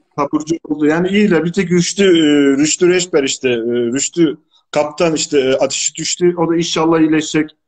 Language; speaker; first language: Turkish; native; Turkish